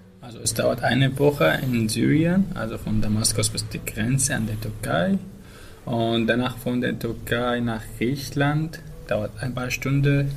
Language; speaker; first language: German; non-native, learner; Arabic